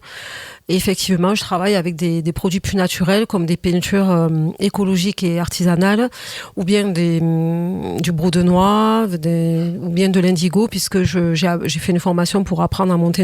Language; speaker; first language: French; native; French